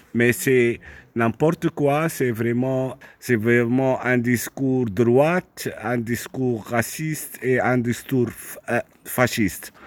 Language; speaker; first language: French; non-native, local second language; Arabic